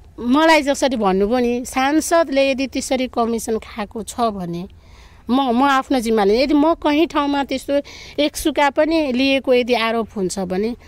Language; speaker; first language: Nepali; non-native, local second language; Maithili